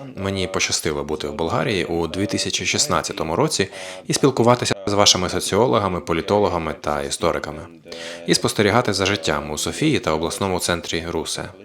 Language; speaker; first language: Ukrainian; native; Ukrainian